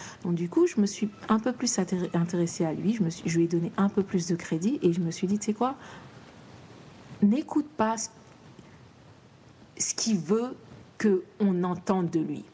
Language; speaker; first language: French; native; French